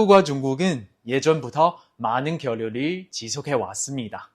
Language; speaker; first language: Korean; non-native, fluent; Chinese